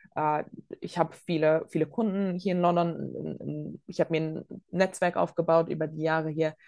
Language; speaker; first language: German; early bilingual, other home language; Latvian